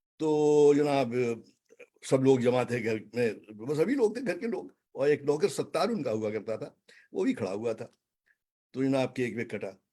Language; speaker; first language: Urdu; native; Urdu